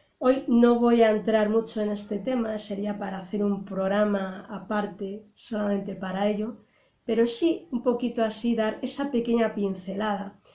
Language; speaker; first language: Spanish; native; Spanish